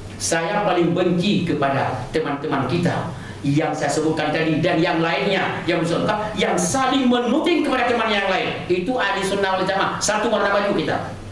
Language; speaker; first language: Indonesian; non-native, local second language; Achinese